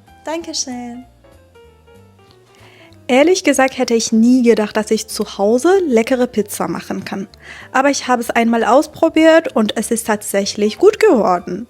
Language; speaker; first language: German; non-native, fluent; Persian